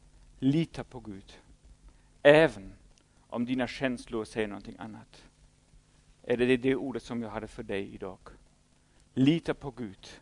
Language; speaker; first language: Swedish; non-native, fluent; German